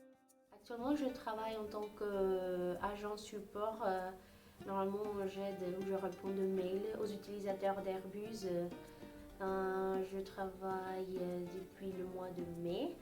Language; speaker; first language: French; non-native, fluent; Spanish